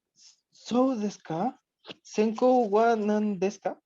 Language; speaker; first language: Japanese; non-native, learner; Spanish